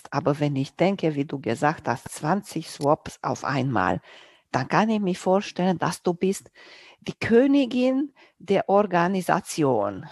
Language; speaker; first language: German; non-native, fluent; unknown